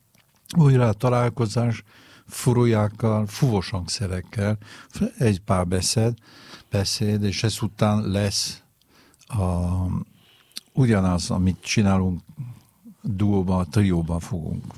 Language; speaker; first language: Hungarian; non-native, fluent; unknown